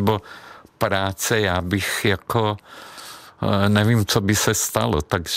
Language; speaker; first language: Czech; non-native, fluent; Hungarian